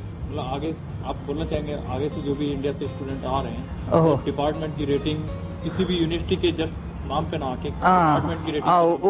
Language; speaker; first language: Hindi; native; Hindi